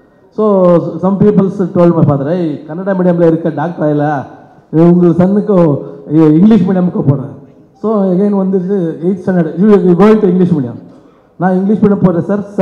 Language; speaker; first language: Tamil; non-native, learner; Kannada